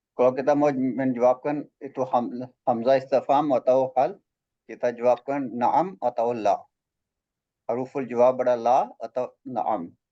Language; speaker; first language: Malay; non-native, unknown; Arabic